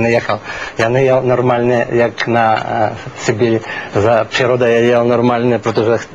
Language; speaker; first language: Czech; non-native, learner; Russian